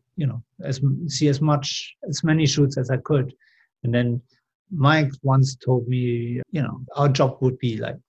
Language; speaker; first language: English; non-native, fluent; German